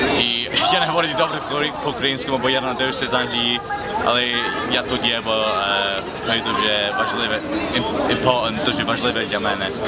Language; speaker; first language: Ukrainian; early bilingual, heritage; English